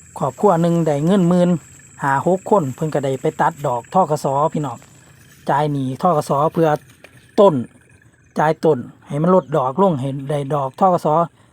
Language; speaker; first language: Thai; native; Thai